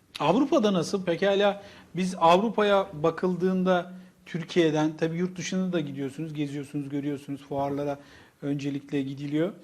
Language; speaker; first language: Turkish; native; Turkish